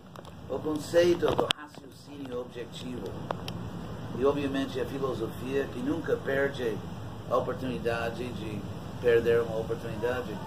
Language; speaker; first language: Portuguese; non-native, fluent; English